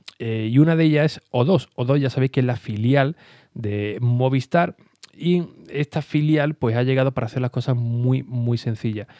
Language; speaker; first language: Spanish; native; Spanish